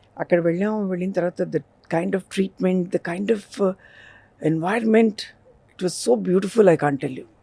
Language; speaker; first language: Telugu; non-native, local second language; Urdu